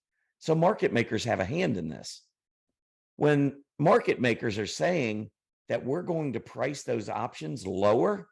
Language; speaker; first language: English; native; English